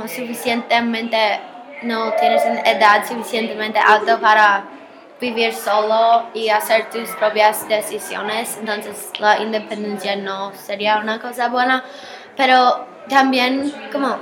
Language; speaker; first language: Spanish; non-native, learner; English